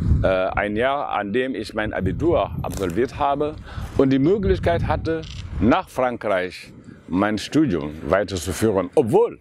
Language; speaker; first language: German; non-native, fluent; Wolof